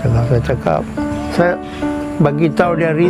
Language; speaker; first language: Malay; non-native, local second language; Tamil